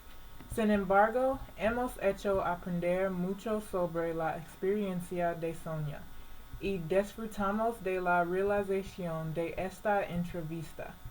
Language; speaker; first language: Spanish; non-native, learner; English